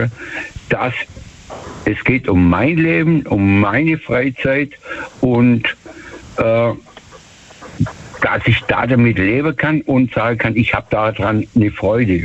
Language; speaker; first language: German; native; German